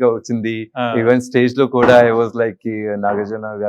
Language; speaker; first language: Telugu; non-native, local second language; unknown